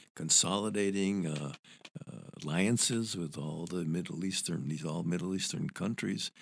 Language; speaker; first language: English; early bilingual, other home language; Spanish